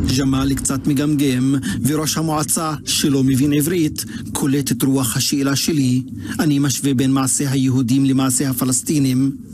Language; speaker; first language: Hebrew; non-native, local second language; Arabic